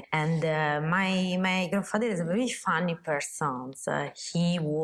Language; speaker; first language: English; non-native, learner; Italian